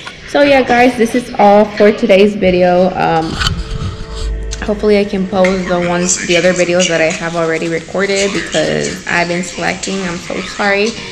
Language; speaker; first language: English; early bilingual, other home language; Spanish